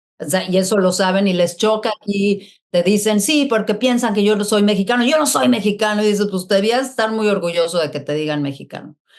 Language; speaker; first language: Spanish; native; Spanish